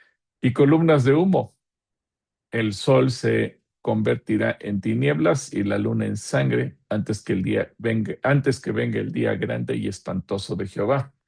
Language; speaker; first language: Spanish; native; Spanish